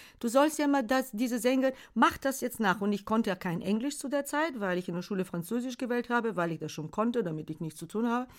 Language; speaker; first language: German; non-native, fluent; Bulgarian